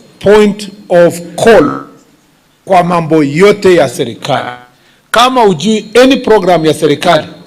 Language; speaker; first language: Swahili; non-native, local second language; Kalenjin